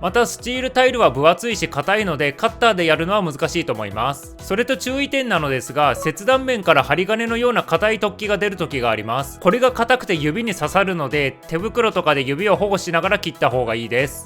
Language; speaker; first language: Japanese; native; Japanese